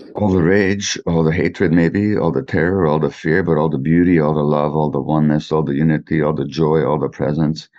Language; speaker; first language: English; native; English